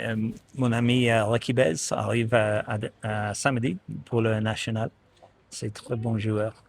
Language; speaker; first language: French; non-native, learner; English